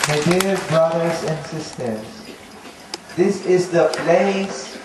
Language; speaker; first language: English; non-native, local second language; Filipino